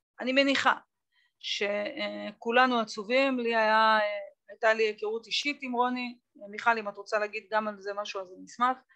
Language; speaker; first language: Hebrew; native; Hebrew